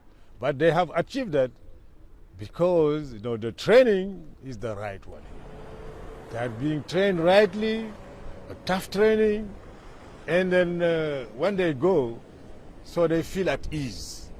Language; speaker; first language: English; non-native, fluent; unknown